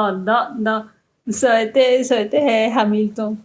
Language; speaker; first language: French; non-native, fluent; Spanish